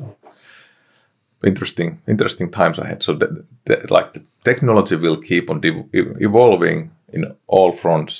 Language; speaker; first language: English; non-native, fluent; Finnish